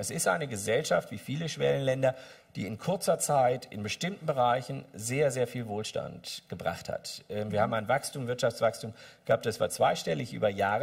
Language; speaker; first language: German; native; German